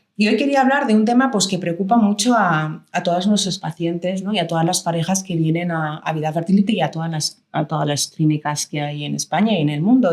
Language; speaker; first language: Spanish; native; Spanish